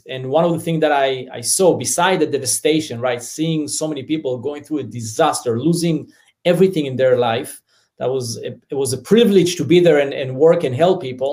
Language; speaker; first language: English; non-native, fluent; Hebrew